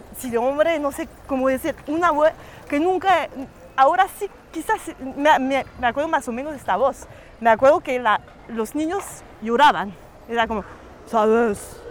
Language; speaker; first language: Spanish; non-native, fluent; French